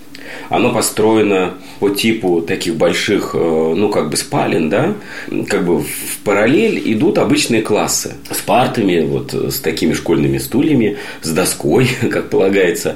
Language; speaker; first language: Russian; native; Russian